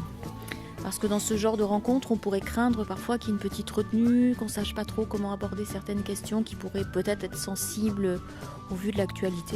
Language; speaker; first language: French; native; French